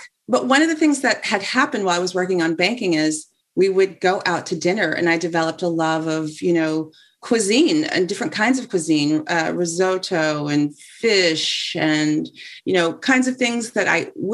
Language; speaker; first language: English; native; English